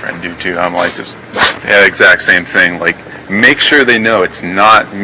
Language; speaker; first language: English; native; English